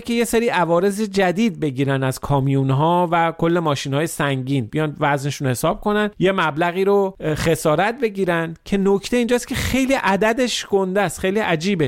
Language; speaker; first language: Persian; native; Persian